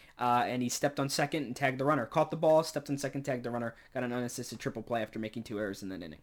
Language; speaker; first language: English; native; English